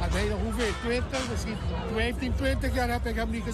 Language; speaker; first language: Dutch; non-native, local second language; Papiamento